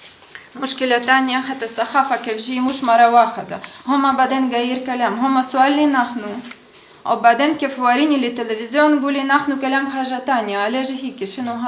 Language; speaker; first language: Arabic; non-native, learner; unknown